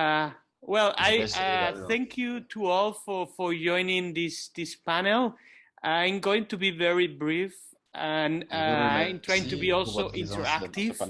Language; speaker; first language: English; non-native, fluent; Kabuverdianu